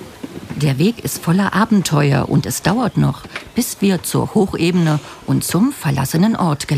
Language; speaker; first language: German; native; German